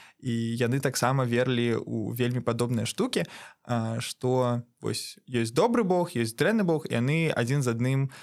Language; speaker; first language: Belarusian; non-native, local second language; Russian